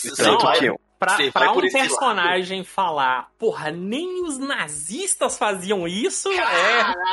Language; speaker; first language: Portuguese; native; Portuguese